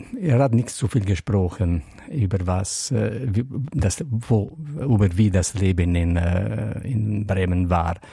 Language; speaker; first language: German; non-native, learner; Italian